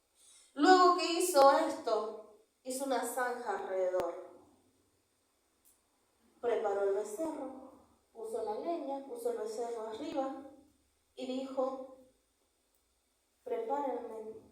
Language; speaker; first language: Spanish; native; Spanish